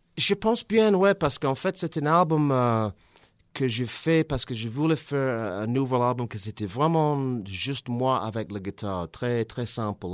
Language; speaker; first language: French; non-native, fluent; English